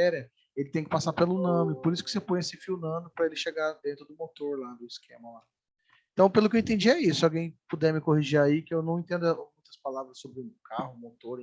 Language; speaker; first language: Portuguese; native; Portuguese